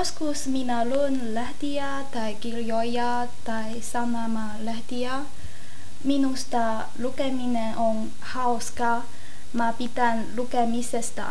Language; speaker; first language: Finnish; non-native, learner; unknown